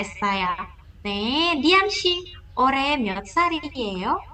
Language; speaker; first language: Korean; non-native, fluent; Indonesian